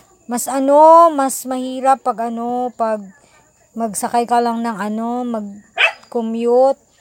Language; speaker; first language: Filipino; native; Filipino